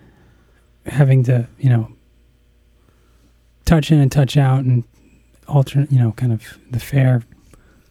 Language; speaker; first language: English; native; English